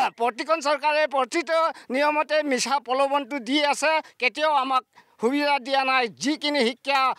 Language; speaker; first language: Assamese; native; Assamese